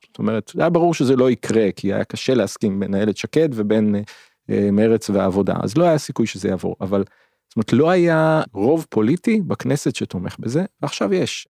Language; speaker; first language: Hebrew; native; Hebrew